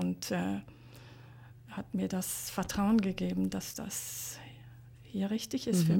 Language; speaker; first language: German; native; German